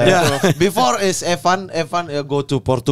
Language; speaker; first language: English; non-native, learner; Indonesian